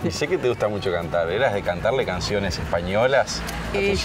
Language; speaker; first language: Spanish; native; Spanish